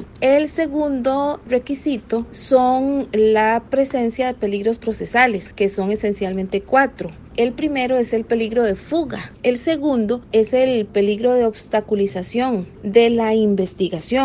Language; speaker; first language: Spanish; native; Spanish